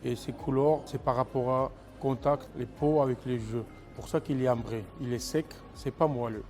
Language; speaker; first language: French; non-native, fluent; Georgian